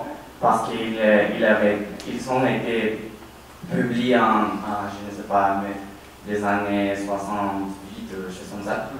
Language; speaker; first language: French; non-native, learner; Spanish